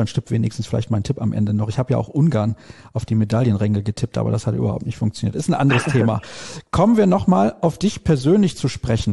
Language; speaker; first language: German; native; German